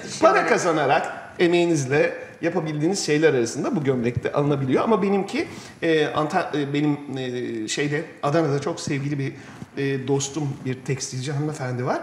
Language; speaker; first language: Turkish; native; Turkish